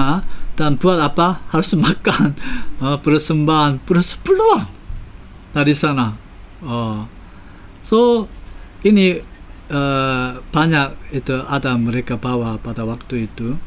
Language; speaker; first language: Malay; non-native, fluent; Korean